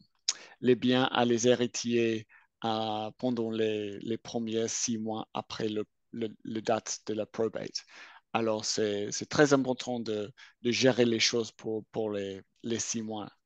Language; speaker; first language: French; non-native, fluent; English